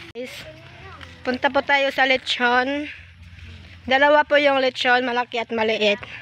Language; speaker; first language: Filipino; non-native, local second language; Cebuano